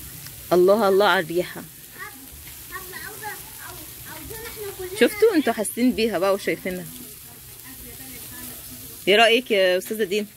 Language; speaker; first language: Arabic; native; Arabic